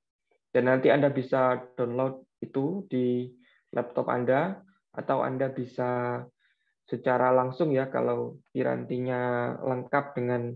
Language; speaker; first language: Indonesian; native; Indonesian